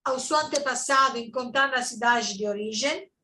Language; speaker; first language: Portuguese; non-native, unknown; Italian